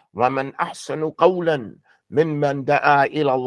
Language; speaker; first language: Arabic; non-native, fluent; English